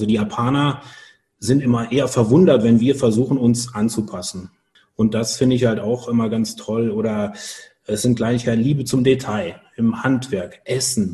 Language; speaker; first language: German; native; German